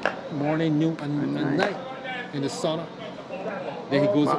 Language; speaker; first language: English; native; English